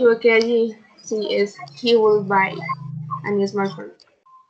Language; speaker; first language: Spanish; native; Spanish